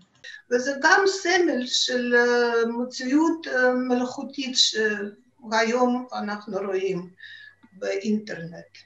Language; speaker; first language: Hebrew; non-native, fluent; Russian